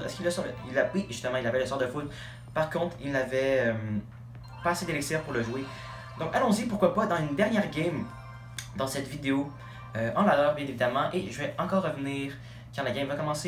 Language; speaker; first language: French; native; French